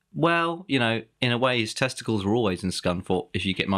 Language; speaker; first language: English; native; English